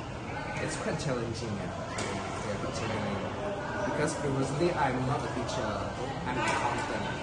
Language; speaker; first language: English; non-native, learner; Indonesian